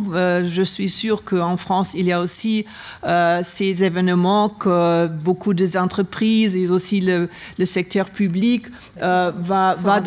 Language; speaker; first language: French; non-native, learner; German